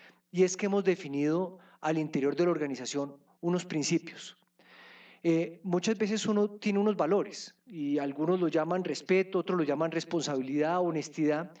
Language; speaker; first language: Spanish; native; Spanish